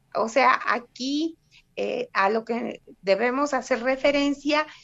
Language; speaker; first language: Spanish; non-native, fluent; Russian